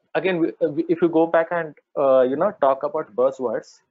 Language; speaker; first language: English; non-native, local second language; Marathi